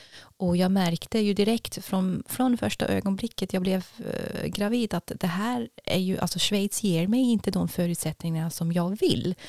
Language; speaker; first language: Swedish; non-native, fluent; German